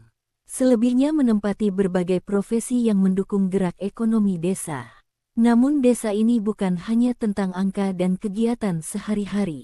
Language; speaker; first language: Indonesian; native; Indonesian